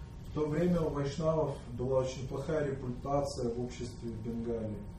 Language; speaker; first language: Russian; native; Russian